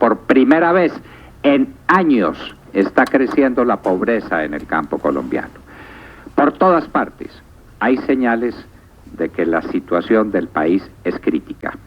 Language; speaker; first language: Spanish; native; Spanish